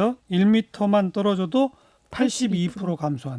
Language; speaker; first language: Korean; native; Korean